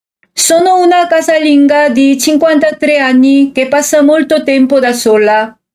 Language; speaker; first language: Italian; non-native, fluent; Korean